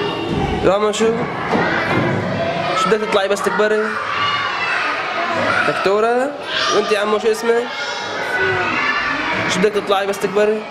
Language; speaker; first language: Arabic; native; Arabic